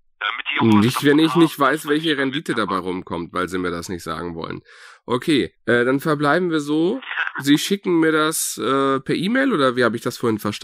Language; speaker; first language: German; native; German